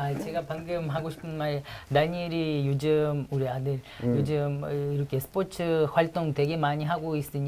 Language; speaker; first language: Korean; non-native, fluent; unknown